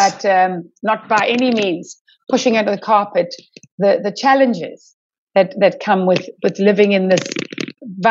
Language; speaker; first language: English; native; English